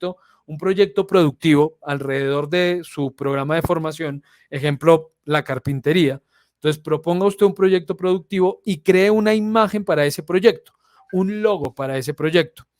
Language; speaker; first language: Spanish; native; Spanish